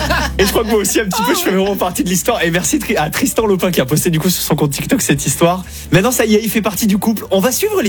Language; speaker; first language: French; native; French